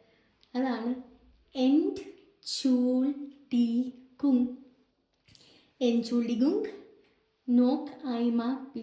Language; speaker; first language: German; non-native, learner; Malayalam